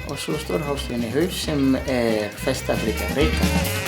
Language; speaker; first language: Icelandic; non-native, learner; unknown